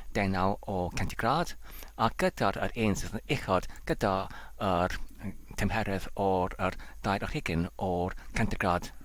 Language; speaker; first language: Welsh; non-native, learner; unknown